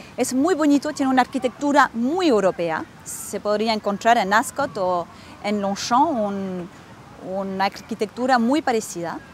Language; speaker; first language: Spanish; non-native, fluent; French